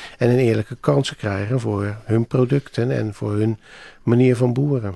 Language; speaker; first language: Dutch; native; Dutch